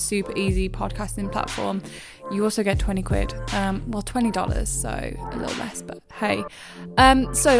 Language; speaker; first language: English; native; English